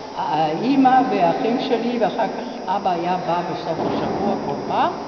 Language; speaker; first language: Hebrew; non-native, fluent; Italian